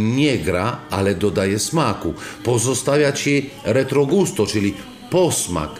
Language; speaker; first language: Polish; non-native, fluent; Italian